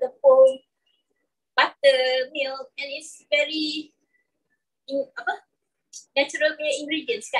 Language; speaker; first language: English; non-native, local second language; Malay